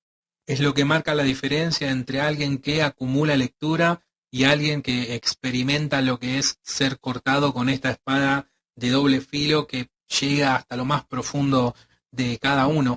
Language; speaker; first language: Spanish; native; Spanish